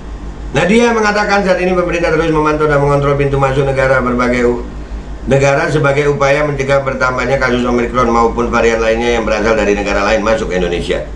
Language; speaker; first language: Indonesian; native; Indonesian